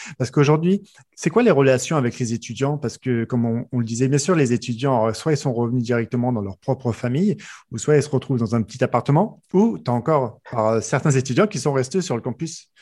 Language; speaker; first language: French; native; French